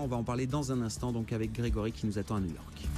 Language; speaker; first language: French; native; French